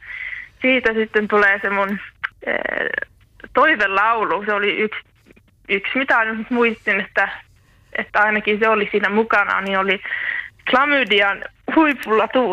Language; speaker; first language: Finnish; native; Finnish